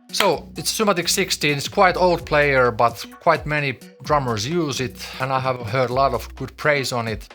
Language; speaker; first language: English; non-native, fluent; Finnish